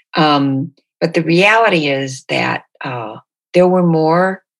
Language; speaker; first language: English; native; English